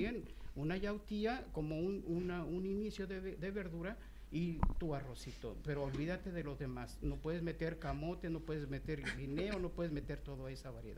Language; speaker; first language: Spanish; native; Spanish